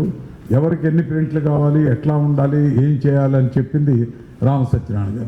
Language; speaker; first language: Telugu; native; Telugu